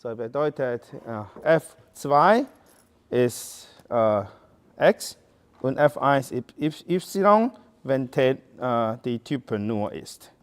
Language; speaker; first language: German; non-native, learner; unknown